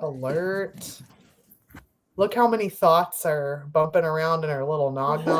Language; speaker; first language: English; native; English